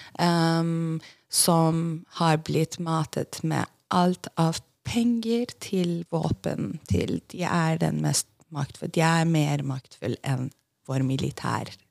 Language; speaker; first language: Norwegian; non-native, fluent; Persian